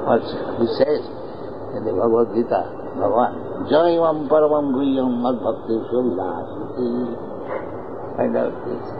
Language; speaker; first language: English; non-native, local second language; Bangla